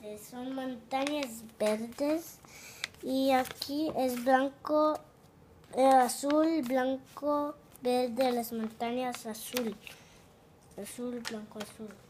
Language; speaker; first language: Spanish; early bilingual, heritage; Spanish